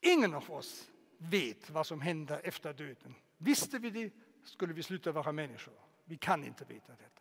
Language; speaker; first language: Norwegian; non-native, fluent; German